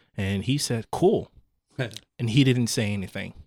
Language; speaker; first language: English; non-native, local second language; Akan